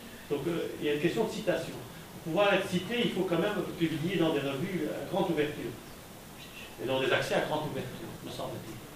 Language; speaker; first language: French; native; French